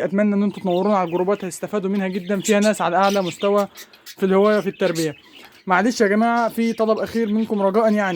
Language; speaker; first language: Arabic; native; Arabic